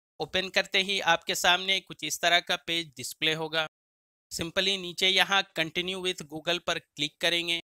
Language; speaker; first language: Hindi; native; Hindi